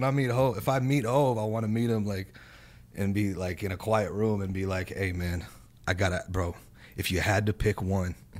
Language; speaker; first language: English; native; English